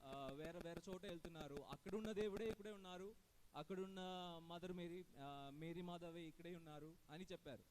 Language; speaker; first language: Telugu; non-native, fluent; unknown